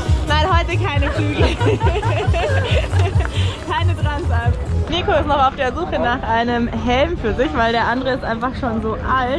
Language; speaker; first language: German; native; German